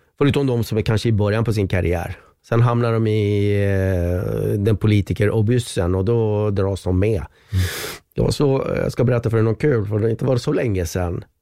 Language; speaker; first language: Swedish; non-native, fluent; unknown